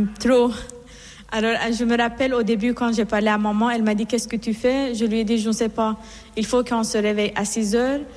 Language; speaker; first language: French; non-native, fluent; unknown